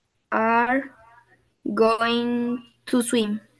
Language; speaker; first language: English; non-native, learner; Spanish